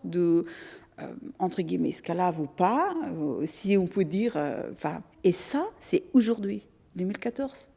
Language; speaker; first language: French; non-native, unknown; Persian